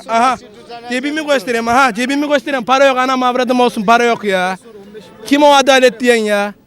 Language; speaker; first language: Turkish; native; Turkish